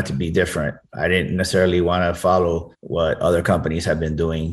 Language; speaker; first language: English; native; English